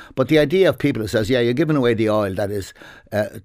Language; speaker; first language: English; native; English